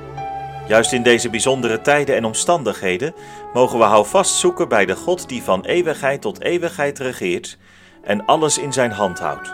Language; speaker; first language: Dutch; native; Dutch